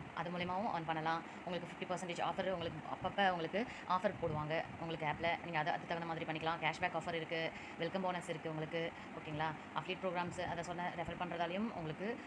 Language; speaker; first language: Tamil; native; Tamil